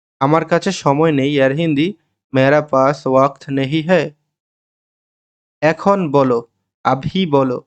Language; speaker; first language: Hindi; non-native, learner; Bangla